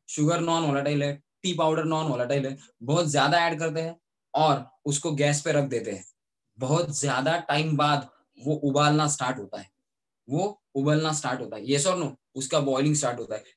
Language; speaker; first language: Hindi; native; Hindi